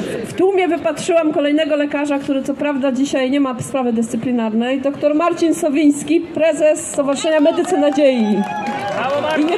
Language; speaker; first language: Polish; native; Polish